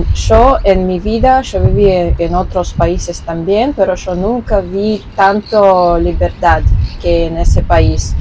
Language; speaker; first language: Spanish; non-native, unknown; Russian